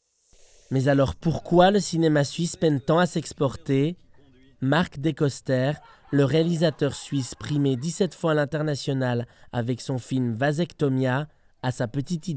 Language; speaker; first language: French; native; French